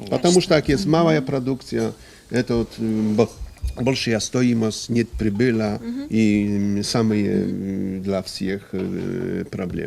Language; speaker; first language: Russian; non-native, learner; Polish